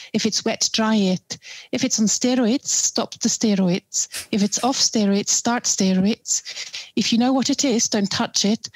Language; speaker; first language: English; non-native, fluent; German